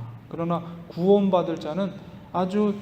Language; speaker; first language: Korean; native; Korean